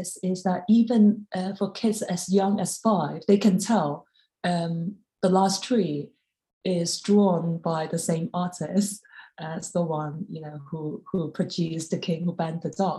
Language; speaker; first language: English; non-native, local second language; Cantonese